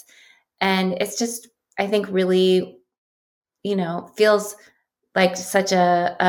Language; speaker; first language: English; native; English